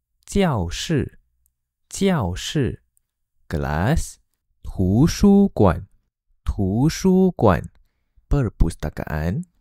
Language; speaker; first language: Chinese; non-native, fluent; Malay